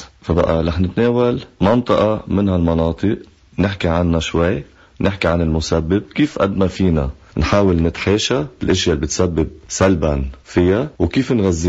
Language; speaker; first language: Arabic; native; Arabic